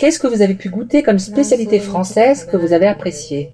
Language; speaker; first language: French; native; French